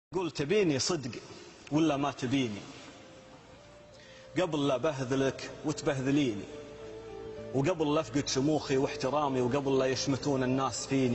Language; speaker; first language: Arabic; native; Arabic